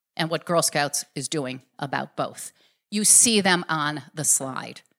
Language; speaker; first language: English; native; English